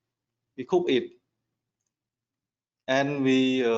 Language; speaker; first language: English; non-native, learner; Khmer